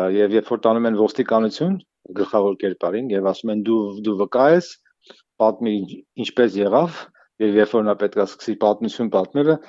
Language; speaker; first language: Armenian; native; Armenian